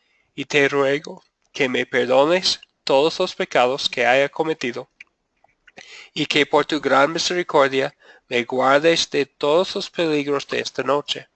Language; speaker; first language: Spanish; non-native, fluent; English